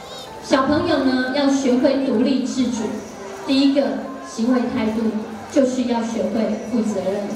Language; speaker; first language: Chinese; native; Chinese